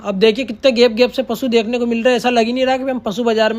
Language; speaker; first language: Hindi; native; Hindi